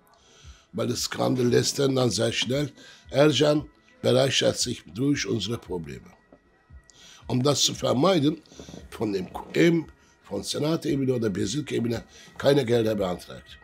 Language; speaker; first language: German; early bilingual, other home language; Turkish